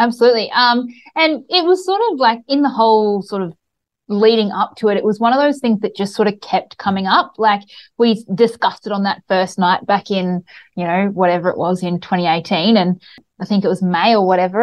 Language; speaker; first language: English; native; English